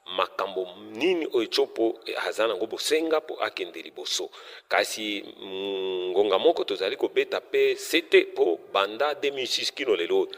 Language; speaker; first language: Lingala; native; Lingala